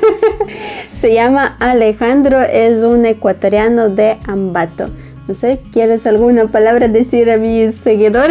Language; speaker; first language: Spanish; non-native, fluent; Ukrainian